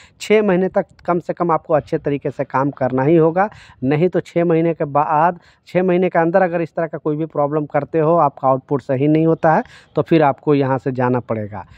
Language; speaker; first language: Hindi; native; Hindi